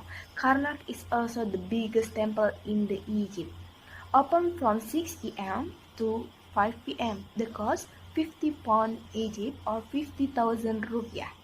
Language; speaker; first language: English; non-native, learner; Indonesian